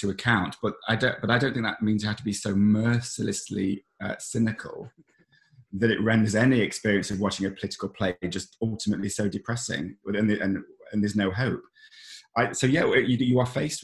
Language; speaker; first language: English; native; English